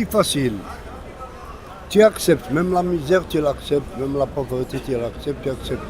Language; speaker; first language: French; non-native, local second language; Arabic